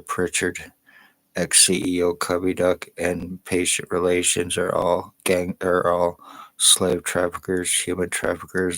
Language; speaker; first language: English; native; English